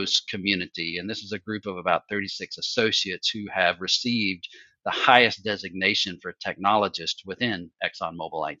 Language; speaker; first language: English; native; English